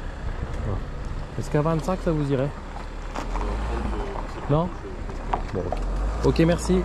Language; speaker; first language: French; native; French